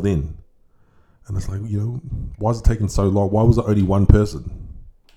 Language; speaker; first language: English; native; English